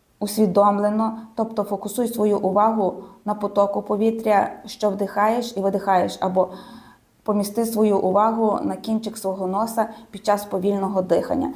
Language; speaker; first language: Ukrainian; native; Ukrainian